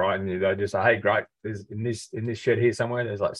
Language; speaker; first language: English; native; English